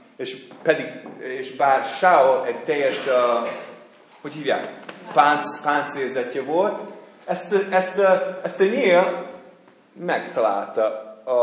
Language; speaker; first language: Hungarian; non-native, fluent; English